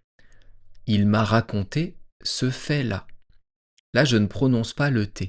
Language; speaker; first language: French; native; French